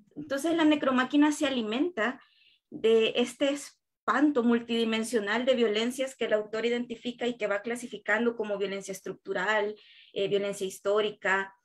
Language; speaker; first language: Spanish; native; Spanish